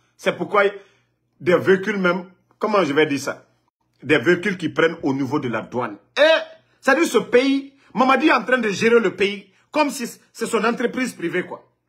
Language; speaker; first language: French; non-native, local second language; Mandingo